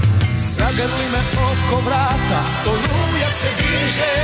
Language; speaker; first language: Croatian; native; Croatian